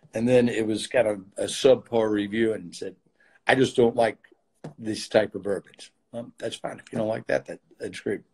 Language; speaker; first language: English; native; English